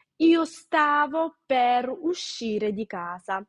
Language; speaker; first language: Italian; non-native, fluent; Ukrainian